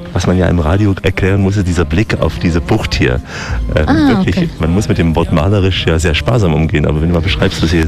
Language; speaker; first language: German; native; German